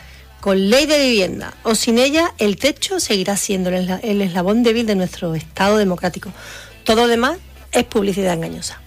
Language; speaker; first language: Spanish; native; Spanish